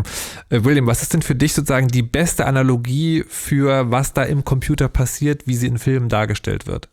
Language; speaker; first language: German; native; German